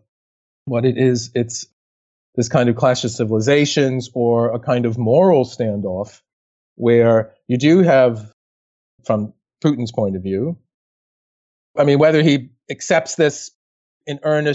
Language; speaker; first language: English; native; English